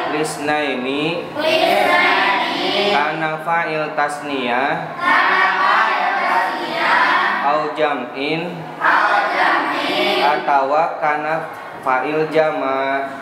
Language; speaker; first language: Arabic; non-native, fluent; Sundanese